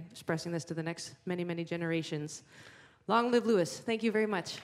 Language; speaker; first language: English; native; English